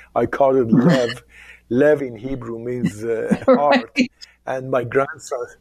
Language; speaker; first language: English; non-native, fluent; Persian